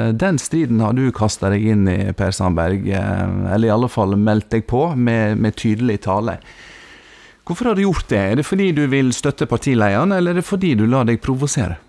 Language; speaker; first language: Norwegian; native; Norwegian